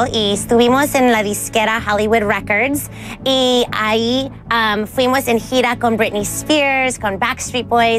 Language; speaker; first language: Spanish; early bilingual, heritage; English